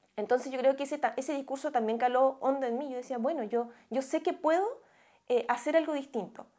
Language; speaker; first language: Spanish; native; Spanish